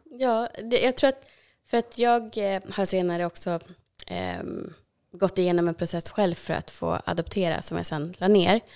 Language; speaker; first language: Swedish; native; Swedish